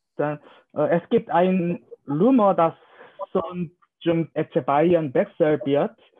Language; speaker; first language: German; non-native, learner; Korean